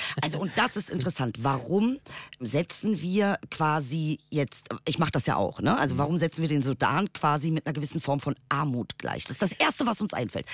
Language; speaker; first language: German; early bilingual, other home language; Turkish